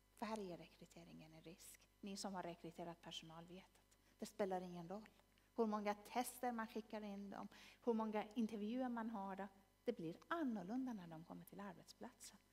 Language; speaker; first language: Swedish; non-native, fluent; Persian